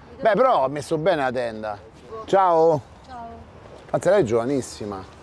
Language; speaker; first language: Italian; native; Italian